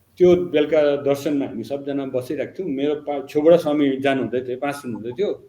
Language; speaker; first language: Nepali; native; Nepali